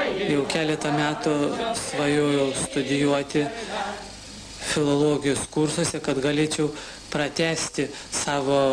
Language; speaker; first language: Lithuanian; non-native, local second language; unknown